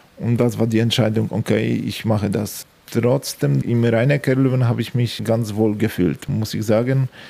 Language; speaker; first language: German; non-native, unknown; Polish